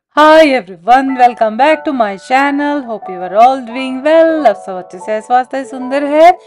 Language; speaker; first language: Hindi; non-native, local second language; Bangla